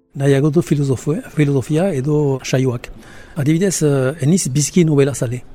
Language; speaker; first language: Basque; native; Basque